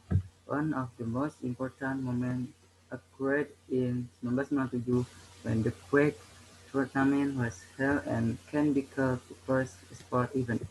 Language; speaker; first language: English; non-native, learner; Indonesian